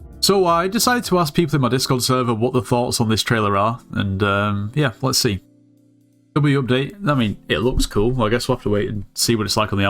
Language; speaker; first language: English; native; English